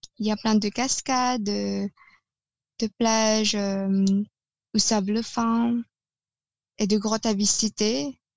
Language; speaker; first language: French; non-native, fluent; Filipino